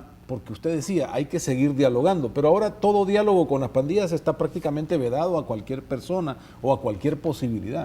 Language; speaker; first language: Spanish; native; Spanish